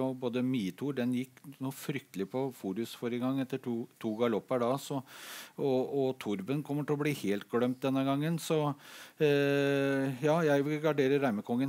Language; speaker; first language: Norwegian; native; Norwegian